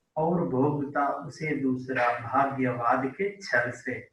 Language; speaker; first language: Hindi; non-native, local second language; Telugu